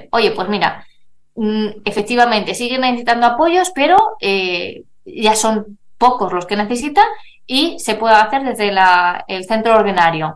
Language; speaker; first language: Spanish; native; Spanish